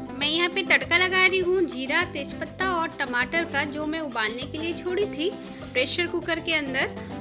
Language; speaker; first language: Hindi; non-native, local second language; Bangla